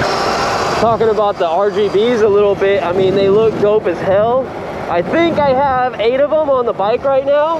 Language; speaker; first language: English; native; English